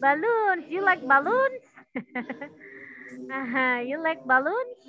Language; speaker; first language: English; non-native, learner; Indonesian